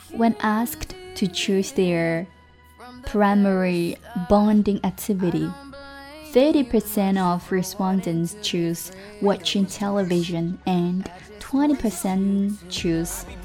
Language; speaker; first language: English; non-native, fluent; Chinese